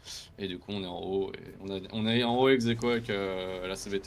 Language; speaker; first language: French; native; French